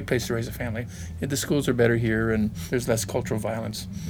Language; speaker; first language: English; native; English